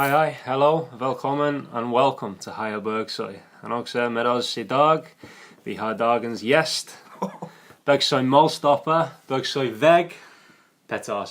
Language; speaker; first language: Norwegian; non-native, learner; English